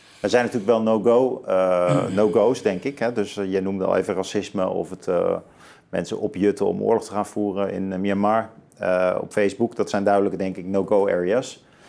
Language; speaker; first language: Dutch; native; Dutch